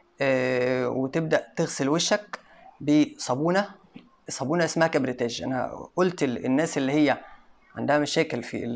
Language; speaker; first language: Arabic; native; Arabic